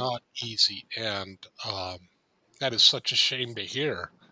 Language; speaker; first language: English; native; English